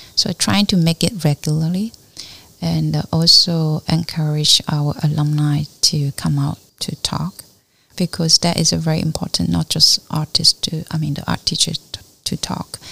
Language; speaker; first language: English; non-native, learner; Chinese